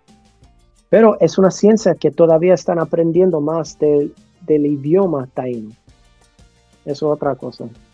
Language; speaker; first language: Spanish; early bilingual, heritage; Spanish